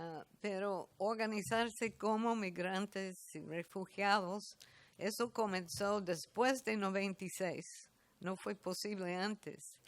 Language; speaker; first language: Spanish; non-native, fluent; English